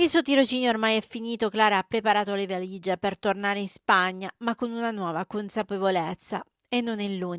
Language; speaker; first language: Italian; native; Italian